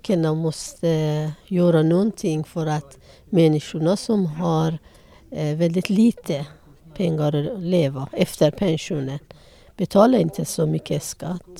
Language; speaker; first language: Swedish; non-native, learner; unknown